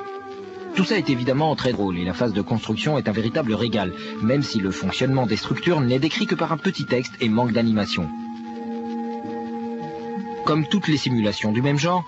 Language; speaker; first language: French; native; French